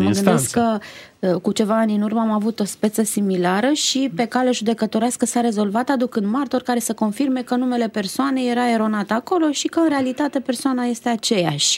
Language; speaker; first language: Romanian; native; Romanian